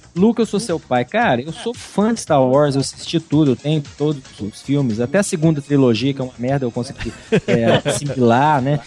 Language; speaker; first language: Portuguese; native; Portuguese